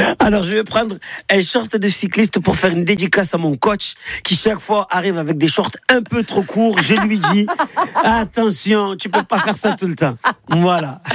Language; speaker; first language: French; native; French